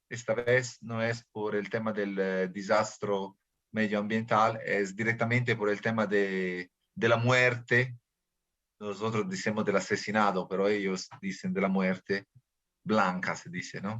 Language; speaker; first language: Spanish; non-native, fluent; Italian